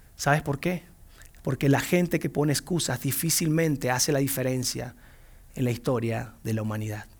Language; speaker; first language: Spanish; native; Spanish